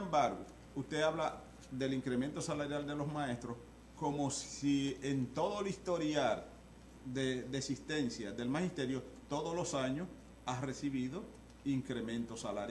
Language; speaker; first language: Spanish; native; Spanish